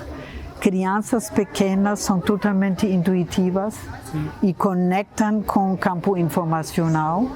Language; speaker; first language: Portuguese; non-native, fluent; German